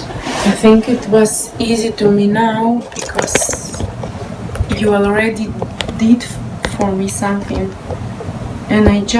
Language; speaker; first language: English; non-native, learner; Hebrew